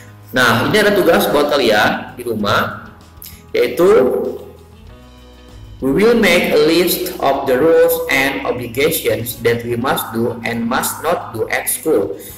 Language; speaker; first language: English; non-native, fluent; Indonesian